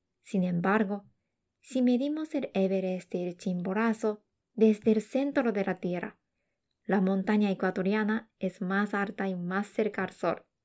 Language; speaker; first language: Spanish; non-native, fluent; Japanese